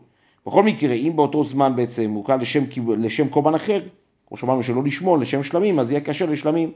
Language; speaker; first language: Hebrew; native; Hebrew